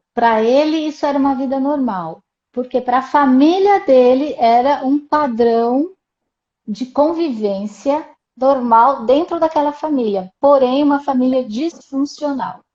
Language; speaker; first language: Portuguese; native; Portuguese